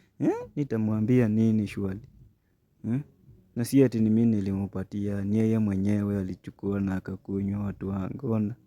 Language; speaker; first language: Swahili; non-native, local second language; Luyia